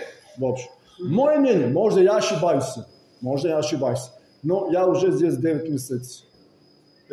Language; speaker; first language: Russian; non-native, fluent; Serbian